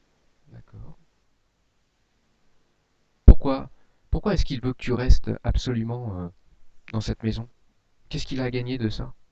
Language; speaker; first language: French; native; French